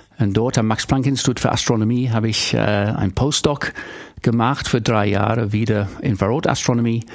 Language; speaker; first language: German; non-native, fluent; English